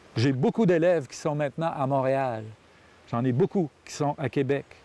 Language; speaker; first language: French; native; French